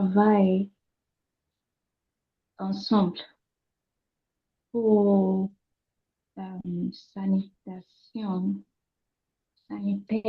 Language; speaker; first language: French; non-native, learner; Yoruba